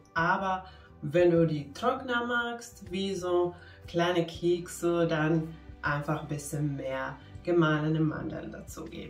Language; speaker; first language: German; non-native, fluent; Finnish